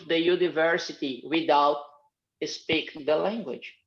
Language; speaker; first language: English; non-native, fluent; Portuguese